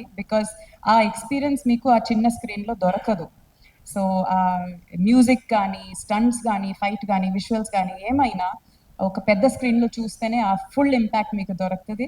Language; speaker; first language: Telugu; non-native, fluent; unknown